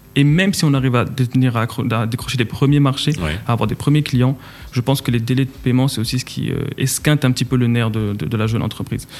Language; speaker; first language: French; non-native, local second language; Arabic